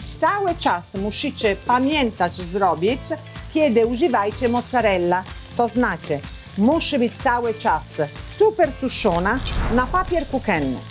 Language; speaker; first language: Polish; non-native, learner; Italian